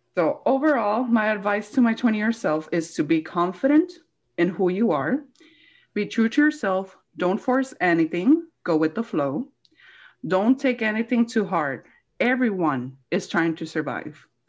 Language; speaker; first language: English; early bilingual, other home language; Spanish